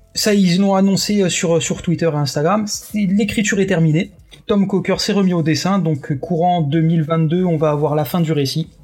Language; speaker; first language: French; native; French